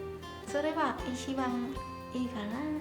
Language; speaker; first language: Japanese; non-native, learner; Vietnamese